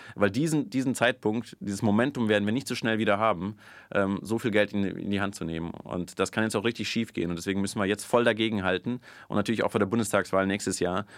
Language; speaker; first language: German; early bilingual, other home language; Russian